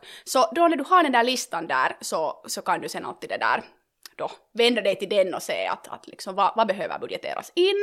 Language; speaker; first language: Swedish; native; Swedish